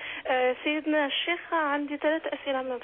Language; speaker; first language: Arabic; native; Arabic